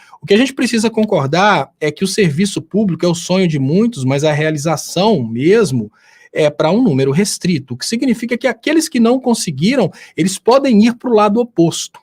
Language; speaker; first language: Portuguese; native; Portuguese